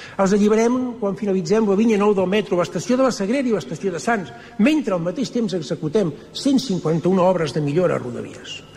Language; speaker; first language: Catalan; native; Catalan